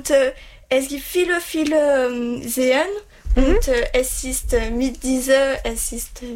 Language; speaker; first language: German; non-native, learner; French